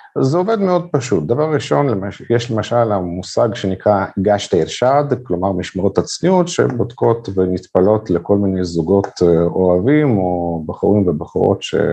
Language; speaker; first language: Hebrew; non-native, fluent; Russian